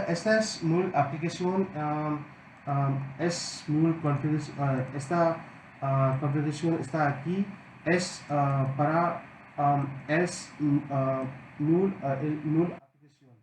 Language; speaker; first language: Spanish; non-native, learner; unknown